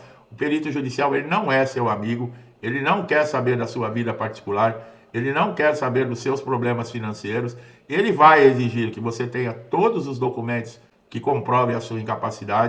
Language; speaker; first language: Portuguese; native; Portuguese